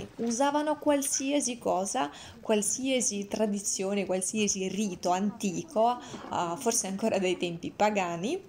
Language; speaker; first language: Italian; non-native, fluent; Russian